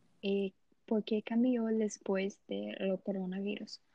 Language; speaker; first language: Spanish; non-native, learner; Portuguese